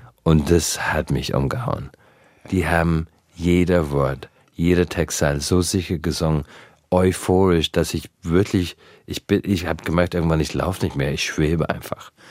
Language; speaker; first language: German; non-native, fluent; English